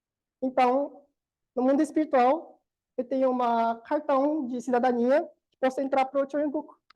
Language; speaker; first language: Portuguese; non-native, learner; Korean